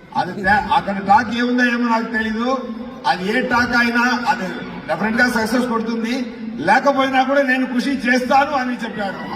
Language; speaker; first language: Telugu; non-native, fluent; Tamil